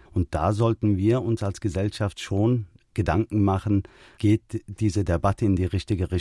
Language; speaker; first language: German; early bilingual, other home language; Turkish